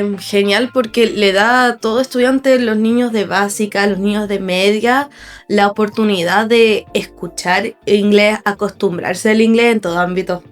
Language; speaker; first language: Spanish; non-native, fluent; English